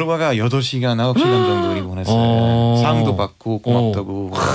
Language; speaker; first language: Korean; non-native, fluent; Bulgarian